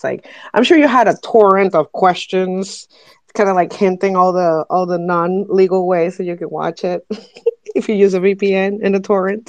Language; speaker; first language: English; non-native, fluent; Spanish